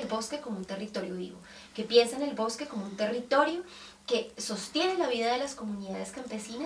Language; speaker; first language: Spanish; native; Spanish